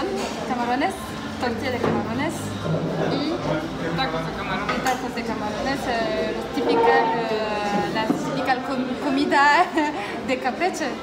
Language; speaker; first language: Spanish; non-native, learner; Japanese